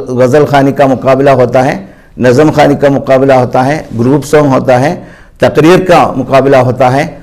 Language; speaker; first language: Urdu; non-native, local second language; Malayalam